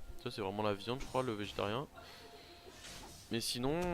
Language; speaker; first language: French; native; French